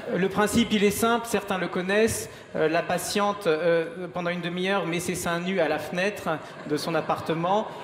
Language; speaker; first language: French; native; French